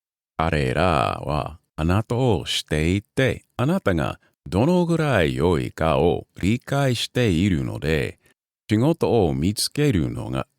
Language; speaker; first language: Japanese; non-native, learner; English